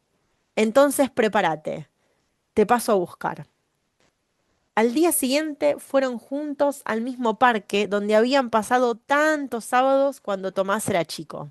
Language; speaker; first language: Spanish; native; Spanish